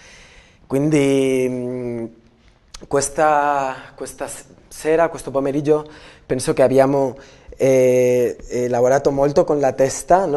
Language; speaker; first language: Italian; non-native, learner; Spanish